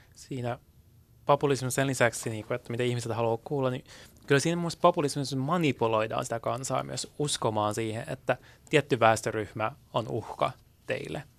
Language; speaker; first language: Finnish; early bilingual, other home language; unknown